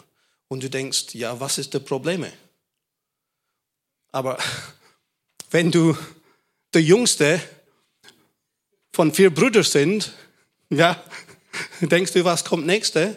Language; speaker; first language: German; non-native, fluent; English